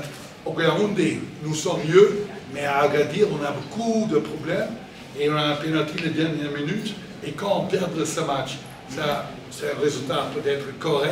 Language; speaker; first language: French; non-native, learner; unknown